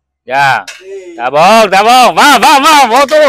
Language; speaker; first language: Portuguese; non-native, learner; Vietnamese